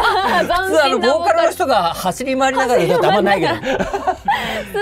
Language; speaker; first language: Japanese; native; Japanese